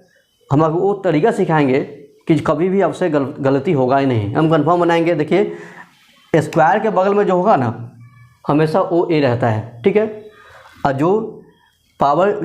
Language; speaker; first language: Hindi; native; Hindi